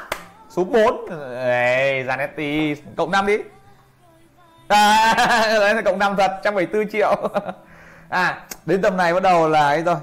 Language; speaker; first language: Vietnamese; native; Vietnamese